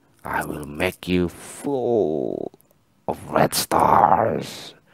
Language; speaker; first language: English; non-native, learner; Indonesian